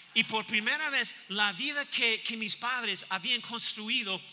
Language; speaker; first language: Spanish; non-native, fluent; English